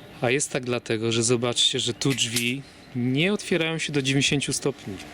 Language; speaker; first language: Polish; native; Polish